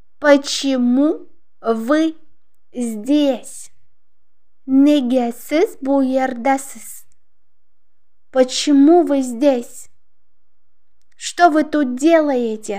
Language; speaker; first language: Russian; non-native, local second language; Uzbek